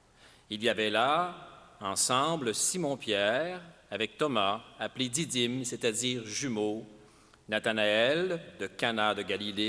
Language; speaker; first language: French; native; French